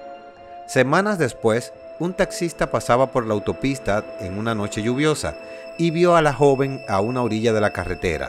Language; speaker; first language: Spanish; native; Spanish